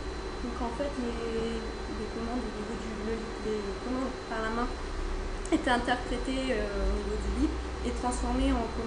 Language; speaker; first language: French; native; French